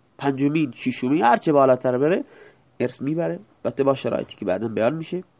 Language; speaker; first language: Persian; non-native, local second language; Baluchi